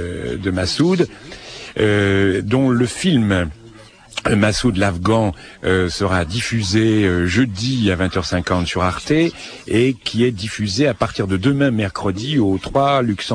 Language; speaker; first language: French; native; French